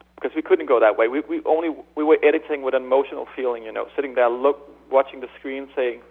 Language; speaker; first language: English; non-native, fluent; Danish